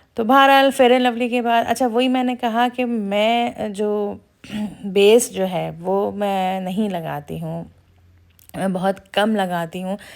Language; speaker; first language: Urdu; native; Urdu